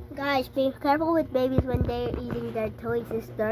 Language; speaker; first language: English; non-native, local second language; Cebuano